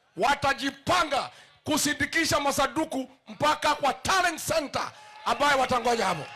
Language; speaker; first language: Swahili; non-native, local second language; Kikuyu